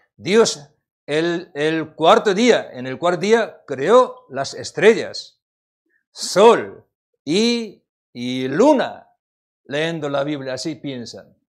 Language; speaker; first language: Spanish; non-native, learner; Korean